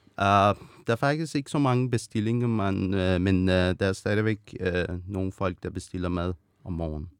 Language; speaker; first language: Danish; non-native, fluent; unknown